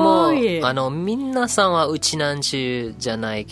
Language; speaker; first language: Japanese; non-native, learner; English